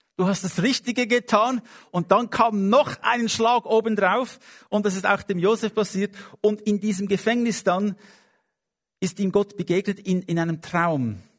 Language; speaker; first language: German; non-native, fluent; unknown